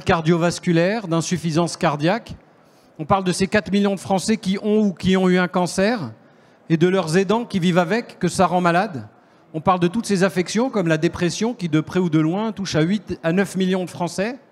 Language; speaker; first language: French; native; French